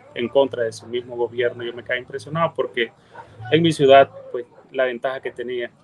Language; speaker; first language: Spanish; native; Spanish